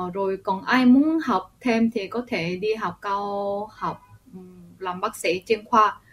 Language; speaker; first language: Vietnamese; early bilingual, other home language; Korean